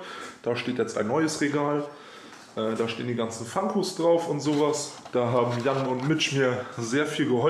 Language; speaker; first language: German; native; German